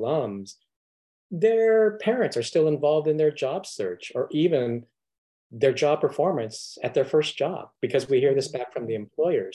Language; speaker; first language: English; native; English